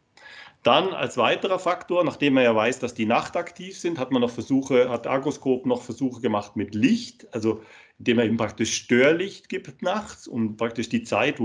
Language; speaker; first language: German; native; German